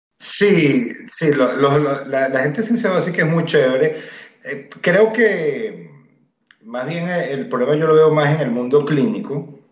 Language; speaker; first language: Spanish; native; Spanish